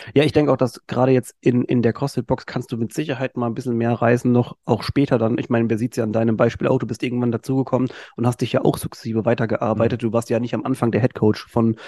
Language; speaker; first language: German; native; German